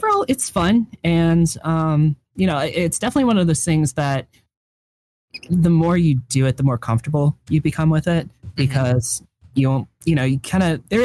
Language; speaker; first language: English; native; English